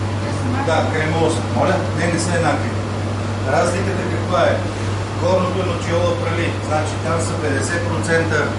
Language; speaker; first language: Bulgarian; native; Bulgarian